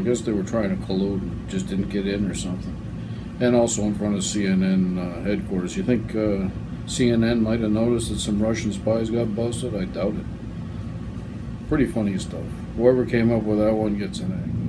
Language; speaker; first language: English; native; English